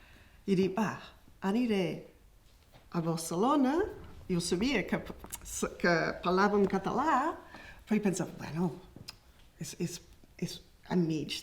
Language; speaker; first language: Catalan; non-native, fluent; English